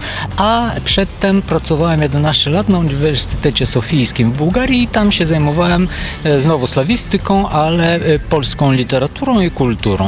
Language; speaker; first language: Polish; non-native, fluent; Bulgarian